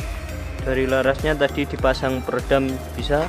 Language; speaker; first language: Indonesian; native; Indonesian